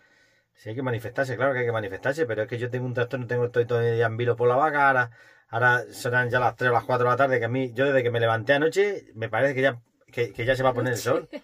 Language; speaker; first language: Spanish; native; Spanish